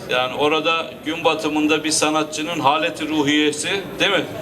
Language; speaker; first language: Turkish; native; Turkish